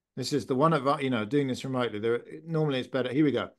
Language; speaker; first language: English; native; English